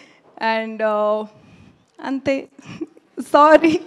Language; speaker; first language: Telugu; non-native, learner; Tamil